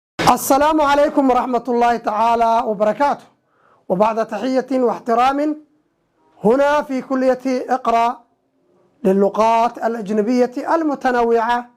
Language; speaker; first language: Arabic; non-native, local second language; Somali